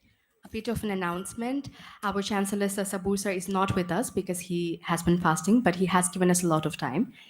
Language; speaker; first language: English; non-native, local second language; Bangla